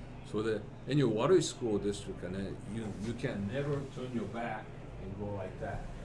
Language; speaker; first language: English; non-native, fluent; Japanese